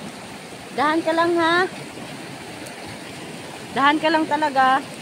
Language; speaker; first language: Filipino; non-native, local second language; Cebuano